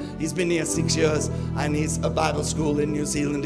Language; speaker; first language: English; native; English